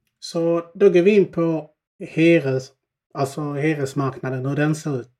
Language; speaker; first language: Swedish; early bilingual, other home language; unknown